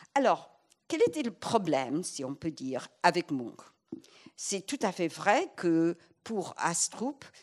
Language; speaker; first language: French; non-native, fluent; English